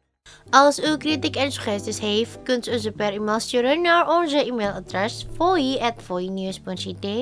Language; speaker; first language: Dutch; non-native, learner; Indonesian